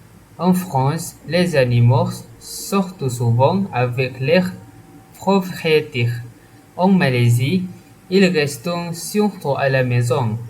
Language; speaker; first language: French; non-native, learner; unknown